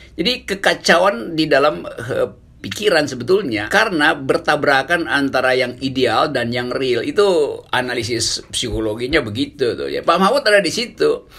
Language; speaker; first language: Indonesian; native; Indonesian